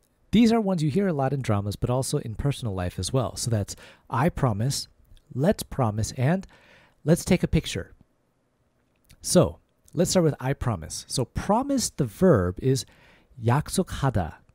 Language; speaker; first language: English; native; English